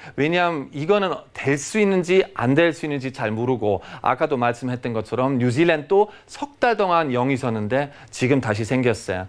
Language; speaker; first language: Korean; non-native, fluent; German